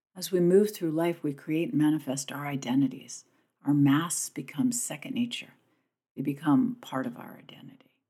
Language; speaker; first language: English; native; English